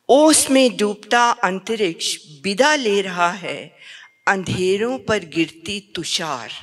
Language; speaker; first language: Hindi; native; Hindi